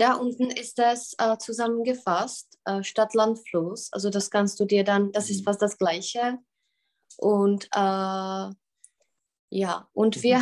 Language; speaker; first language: German; non-native, fluent; Czech